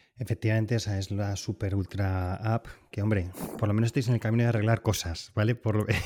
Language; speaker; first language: Spanish; native; Spanish